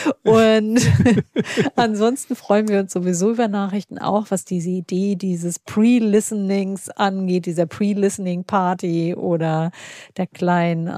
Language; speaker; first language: German; native; German